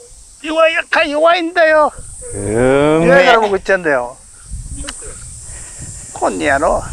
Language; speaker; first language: Japanese; native; Japanese